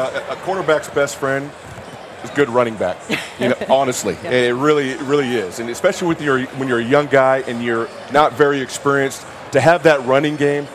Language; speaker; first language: English; native; English